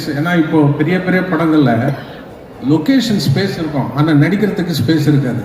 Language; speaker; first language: Tamil; non-native, fluent; Telugu